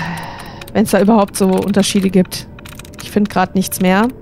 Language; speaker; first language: German; native; German